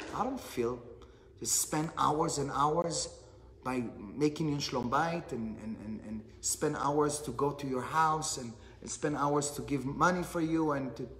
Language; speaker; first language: English; non-native, fluent; Hebrew